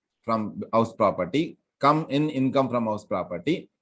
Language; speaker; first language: English; non-native, local second language; Telugu